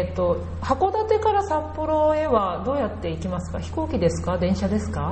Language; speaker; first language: Japanese; native; Japanese